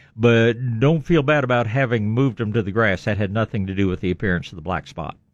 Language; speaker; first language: English; native; English